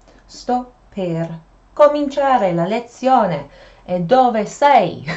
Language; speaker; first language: Italian; non-native, fluent; English